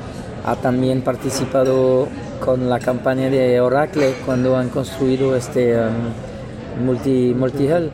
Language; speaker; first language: Spanish; non-native, learner; French